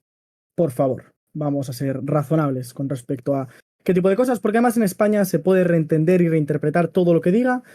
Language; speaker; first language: Spanish; native; Spanish